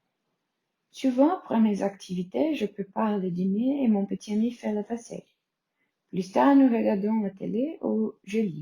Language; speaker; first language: French; non-native, learner; Portuguese